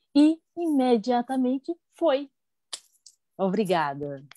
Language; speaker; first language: Portuguese; native; Portuguese